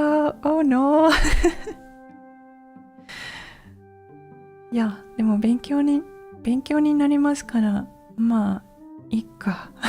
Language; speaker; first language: Japanese; non-native, learner; English